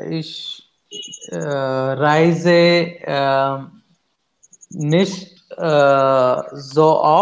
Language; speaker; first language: German; non-native, learner; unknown